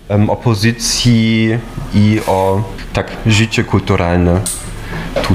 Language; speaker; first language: Polish; non-native, fluent; German